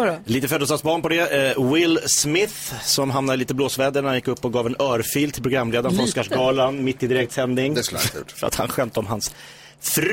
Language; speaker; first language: Swedish; native; Swedish